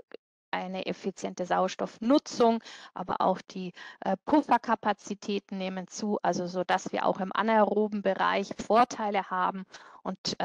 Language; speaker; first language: German; native; German